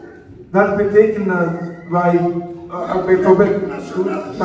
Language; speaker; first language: Dutch; non-native, learner; Lingala